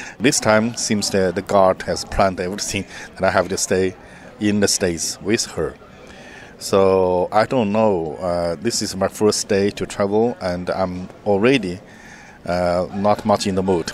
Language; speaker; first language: English; non-native, fluent; Chinese